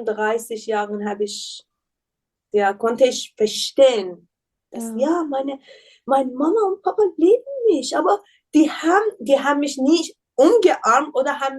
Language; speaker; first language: German; non-native, learner; Persian